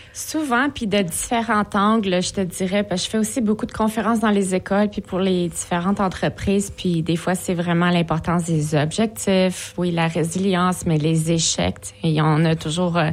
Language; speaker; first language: French; native; French